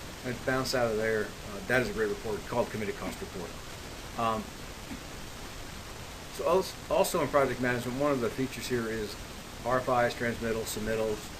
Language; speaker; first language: English; native; English